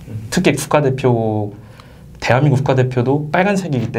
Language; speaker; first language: Korean; native; Korean